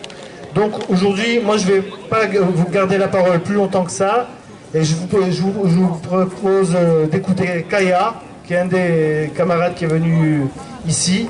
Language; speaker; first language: French; native; French